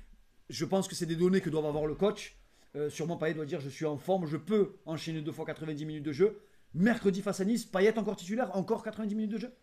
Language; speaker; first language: French; native; French